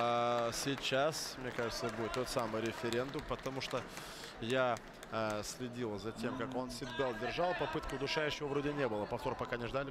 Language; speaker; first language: Russian; native; Russian